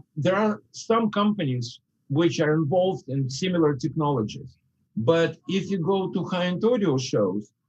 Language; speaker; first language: English; non-native, fluent; Russian